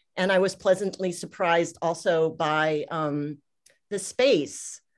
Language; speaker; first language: English; native; English